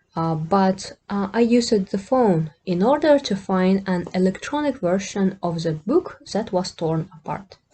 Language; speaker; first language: English; non-native, fluent; Kazakh